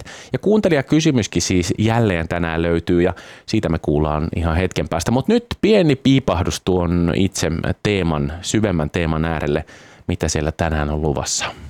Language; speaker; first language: Finnish; native; Finnish